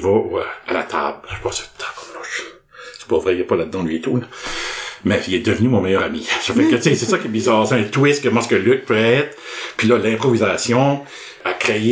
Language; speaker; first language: French; native; French